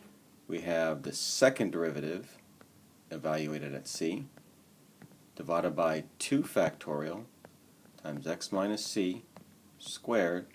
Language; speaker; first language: English; native; English